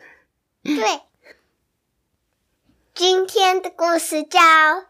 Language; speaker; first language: Chinese; early bilingual, heritage; Chinese